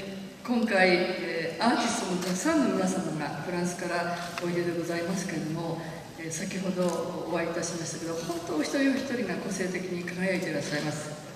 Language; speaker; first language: Japanese; native; Japanese